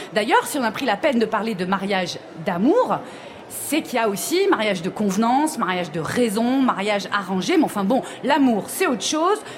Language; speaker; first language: French; native; French